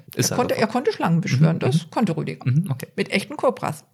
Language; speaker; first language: German; native; German